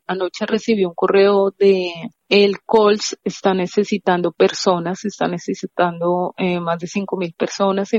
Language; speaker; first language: Spanish; native; Spanish